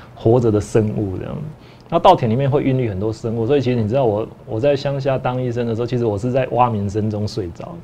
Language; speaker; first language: Chinese; native; Chinese